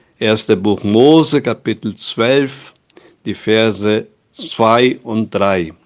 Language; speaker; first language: German; non-native, fluent; Portuguese